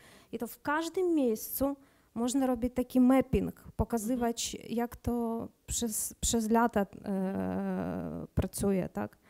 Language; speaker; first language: Polish; non-native, learner; Ukrainian